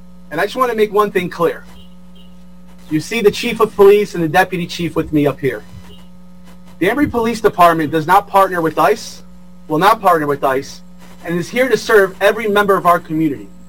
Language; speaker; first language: English; early bilingual, other home language; Portuguese